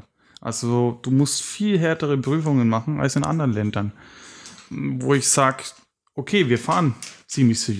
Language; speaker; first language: German; native; German